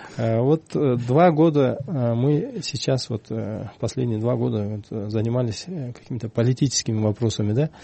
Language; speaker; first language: Russian; non-native, local second language; Kyrgyz